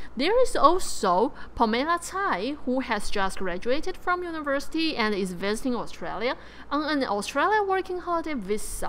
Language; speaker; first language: English; non-native, fluent; Chinese